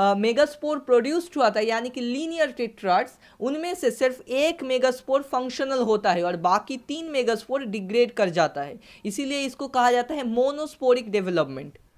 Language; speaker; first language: Hindi; non-native, local second language; Bangla